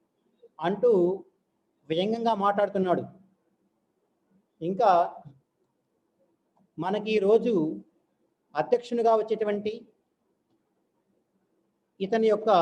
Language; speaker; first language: Telugu; native; Telugu